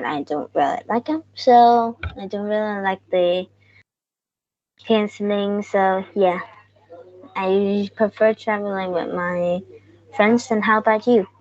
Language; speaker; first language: English; non-native, learner; Vietnamese